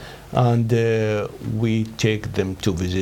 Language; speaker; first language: English; non-native, learner; Arabic